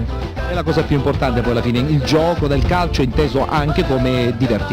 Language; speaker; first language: Italian; native; Italian